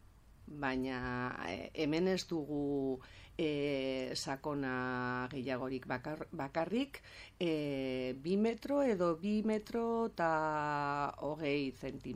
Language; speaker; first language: Basque; non-native, local second language; Spanish